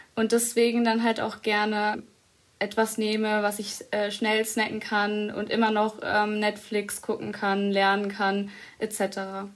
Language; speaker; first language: German; early bilingual, other home language; Arabic